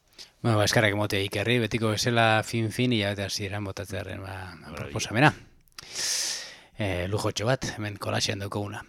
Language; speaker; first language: Basque; native; Basque